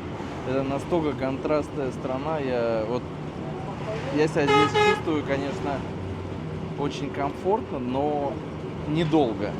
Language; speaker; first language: Russian; native; Russian